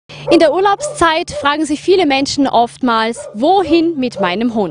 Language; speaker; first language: German; native; German